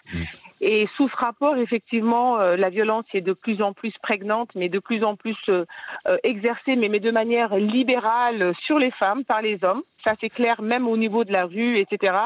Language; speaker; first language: French; non-native, local second language; Wolof